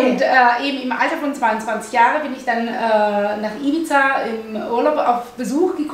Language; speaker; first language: German; early bilingual, other home language; Italian